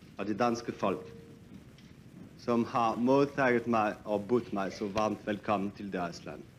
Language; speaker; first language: Danish; non-native, fluent; French